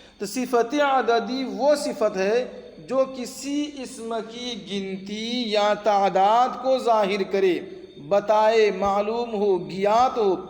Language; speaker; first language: Urdu; native; Urdu